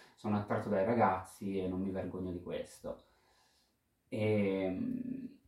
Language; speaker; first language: Italian; native; Italian